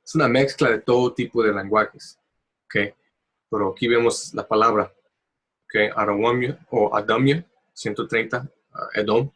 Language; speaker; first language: Spanish; early bilingual, heritage; Spanish